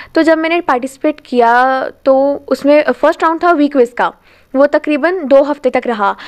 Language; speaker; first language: Hindi; native; Hindi